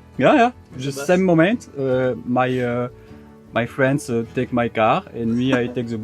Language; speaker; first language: English; non-native, learner; French